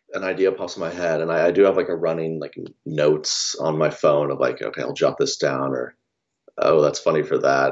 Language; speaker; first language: English; native; English